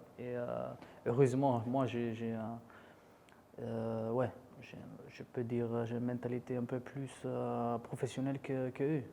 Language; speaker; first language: French; non-native, fluent; Dutch